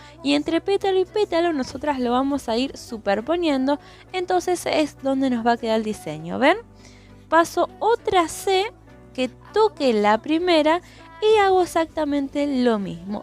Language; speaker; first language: Spanish; native; Spanish